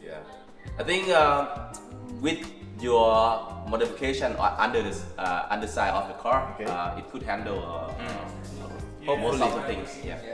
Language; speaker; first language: English; non-native, fluent; Lao